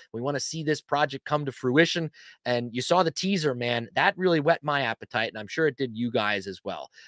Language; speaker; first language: English; native; English